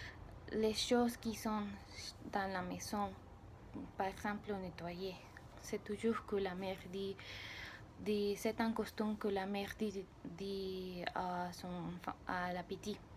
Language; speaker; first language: French; non-native, learner; Spanish